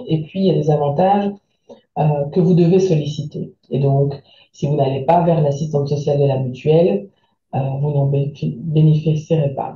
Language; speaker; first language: French; native; French